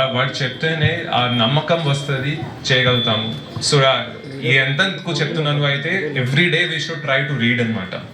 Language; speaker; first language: Telugu; non-native, local second language; Hindi